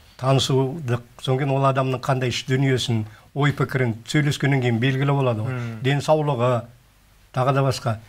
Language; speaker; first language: Kazakh; native; Kazakh